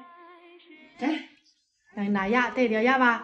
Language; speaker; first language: Chinese; native; Chinese